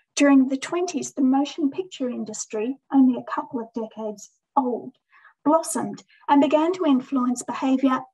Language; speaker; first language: English; native; English